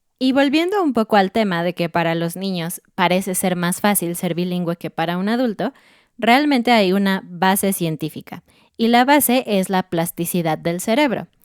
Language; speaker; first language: Spanish; native; Spanish